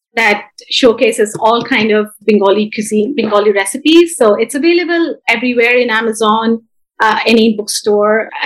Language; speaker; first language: English; non-native, local second language; Bangla